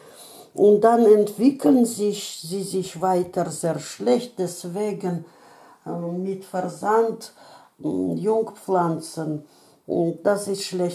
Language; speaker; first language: German; non-native, fluent; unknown